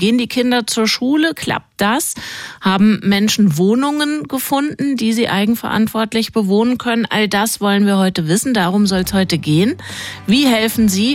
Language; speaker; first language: German; native; German